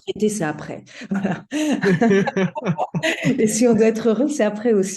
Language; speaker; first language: French; native; French